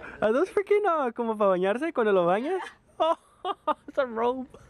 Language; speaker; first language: Spanish; early bilingual, other home language; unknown